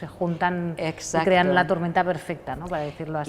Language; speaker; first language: Spanish; non-native, local second language; Catalan